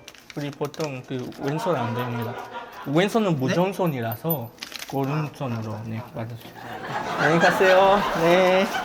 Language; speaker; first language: Korean; non-native, fluent; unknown